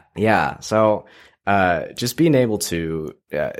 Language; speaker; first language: English; native; English